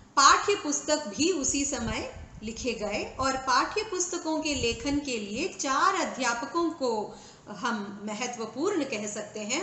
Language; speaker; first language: Hindi; non-native, local second language; Tamil